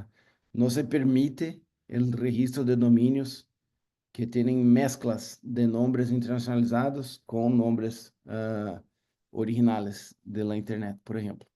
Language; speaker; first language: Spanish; non-native, learner; Portuguese